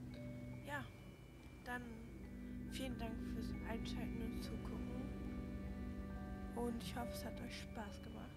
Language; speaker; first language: German; native; German